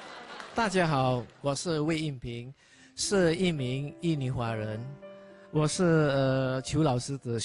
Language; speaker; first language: Chinese; non-native, fluent; Indonesian